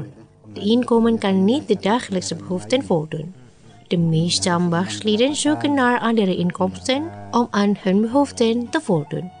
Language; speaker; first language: Dutch; non-native, fluent; Indonesian